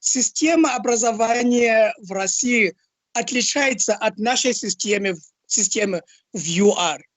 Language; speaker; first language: Russian; non-native, fluent; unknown